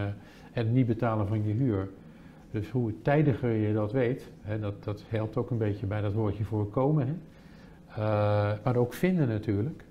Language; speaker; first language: Dutch; native; Dutch